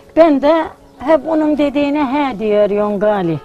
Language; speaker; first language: Turkish; native; Turkish